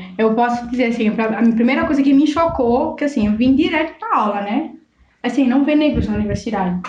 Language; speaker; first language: Portuguese; non-native, local second language; Kabuverdianu